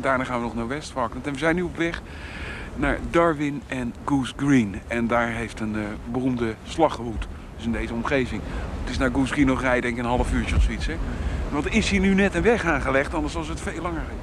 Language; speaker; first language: Dutch; native; Dutch